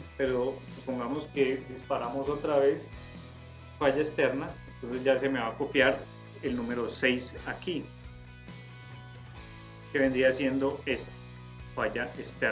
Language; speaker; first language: Spanish; native; Spanish